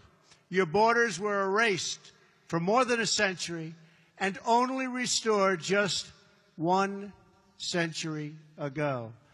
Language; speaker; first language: English; native; English